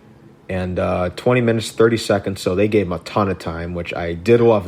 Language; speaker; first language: English; native; English